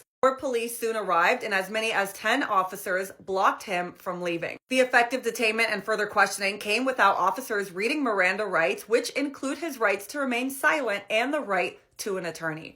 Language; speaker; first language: English; native; English